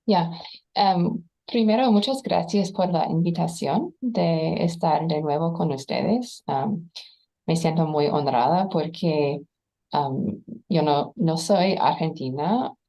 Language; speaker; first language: Spanish; non-native, fluent; English